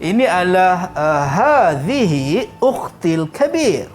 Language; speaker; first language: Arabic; non-native, fluent; Malay